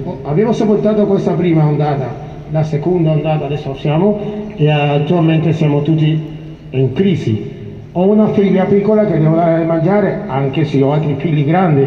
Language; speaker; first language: Italian; non-native, fluent; Spanish